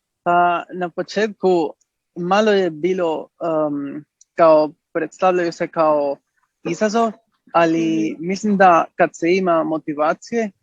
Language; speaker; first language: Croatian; early bilingual, heritage; Spanish